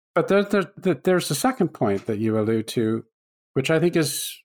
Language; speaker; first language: English; native; English